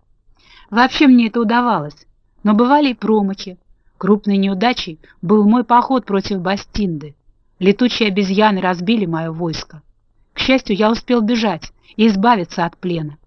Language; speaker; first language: Russian; native; Russian